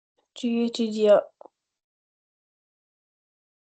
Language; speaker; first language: French; non-native, learner; Arabic